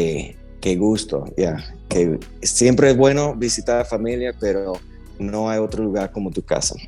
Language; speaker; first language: Spanish; early bilingual, heritage; Spanish